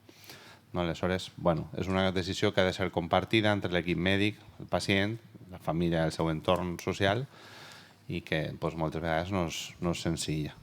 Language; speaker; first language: Catalan; native; Catalan